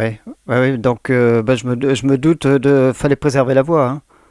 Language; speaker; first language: French; native; French